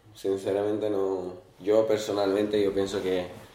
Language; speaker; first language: Spanish; early bilingual, other home language; Arabic